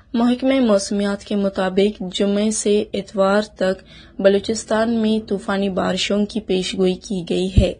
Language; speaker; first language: Urdu; non-native, local second language; Baluchi